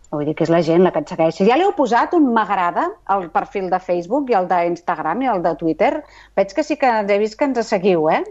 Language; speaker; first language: Catalan; native; Catalan